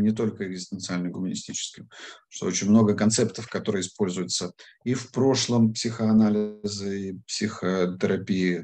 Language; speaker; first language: Russian; native; Russian